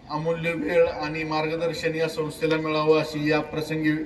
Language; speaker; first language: Marathi; native; Marathi